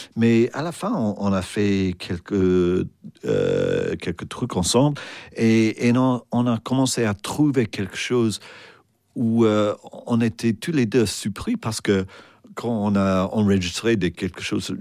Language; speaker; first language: French; non-native, fluent; English